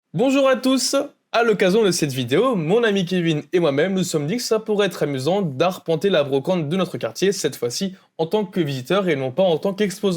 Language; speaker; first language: French; native; French